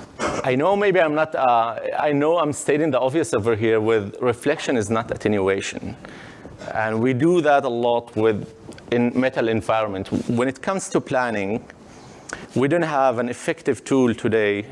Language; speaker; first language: English; non-native, fluent; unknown